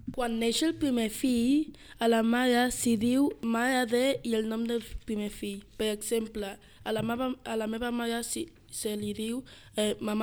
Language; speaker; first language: Catalan; early bilingual, other home language; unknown